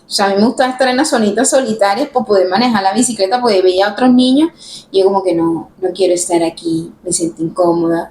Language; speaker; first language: Spanish; native; Spanish